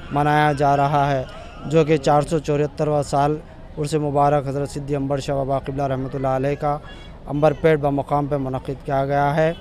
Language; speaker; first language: Hindi; native; Hindi